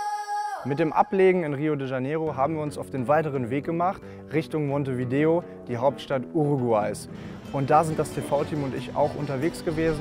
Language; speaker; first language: German; native; German